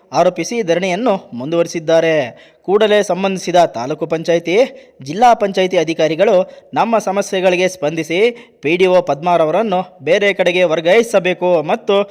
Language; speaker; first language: Kannada; native; Kannada